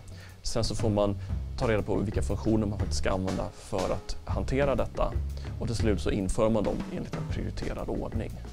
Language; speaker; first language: Swedish; native; Swedish